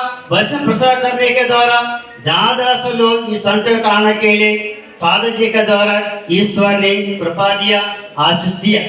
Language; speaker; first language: Hindi; non-native, local second language; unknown